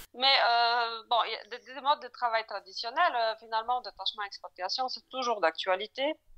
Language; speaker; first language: French; non-native, fluent; Polish